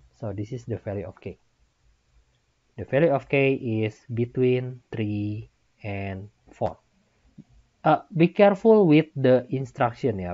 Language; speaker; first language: English; non-native, fluent; Indonesian